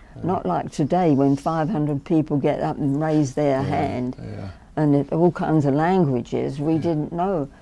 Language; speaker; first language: English; native; English